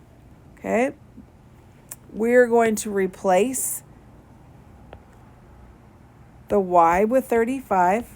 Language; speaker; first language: English; native; English